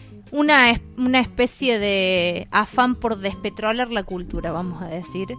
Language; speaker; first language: Spanish; native; Spanish